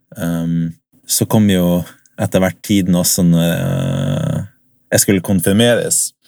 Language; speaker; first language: Norwegian; early bilingual, other home language; English